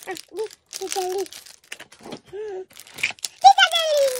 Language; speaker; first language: English; non-native, learner; Korean